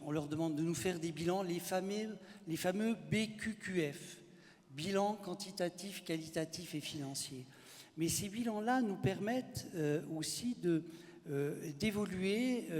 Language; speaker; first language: French; native; French